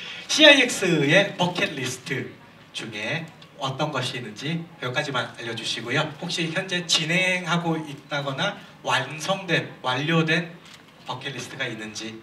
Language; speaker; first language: Korean; non-native, fluent; Thai